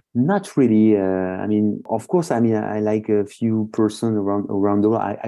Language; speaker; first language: English; non-native, fluent; French